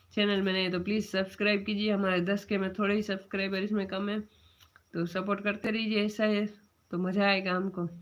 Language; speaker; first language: Hindi; non-native, local second language; Gujarati